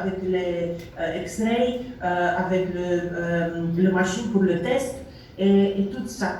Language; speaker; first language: French; non-native, learner; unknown